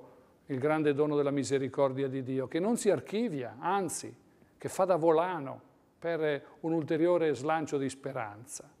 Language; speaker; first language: Italian; native; Italian